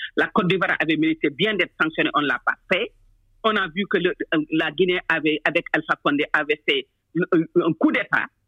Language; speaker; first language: French; non-native, local second language; Wolof